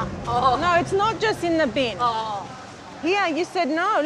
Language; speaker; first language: English; native; English